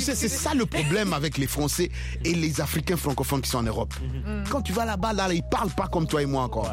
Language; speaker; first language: French; non-native, local second language; Lingala